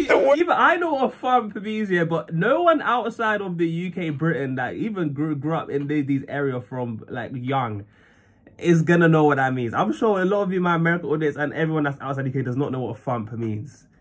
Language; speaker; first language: English; native; English